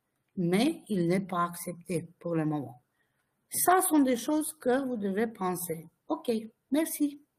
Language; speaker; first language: French; non-native, fluent; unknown